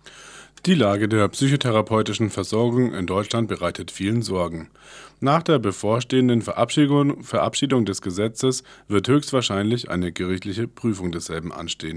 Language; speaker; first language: German; native; German